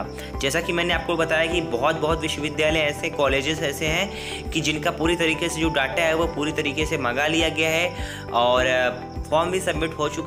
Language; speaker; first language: Hindi; native; Hindi